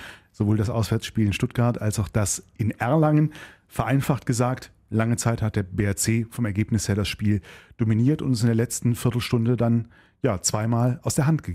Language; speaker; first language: German; native; German